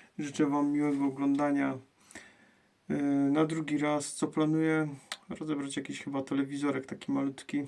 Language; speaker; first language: Polish; native; Polish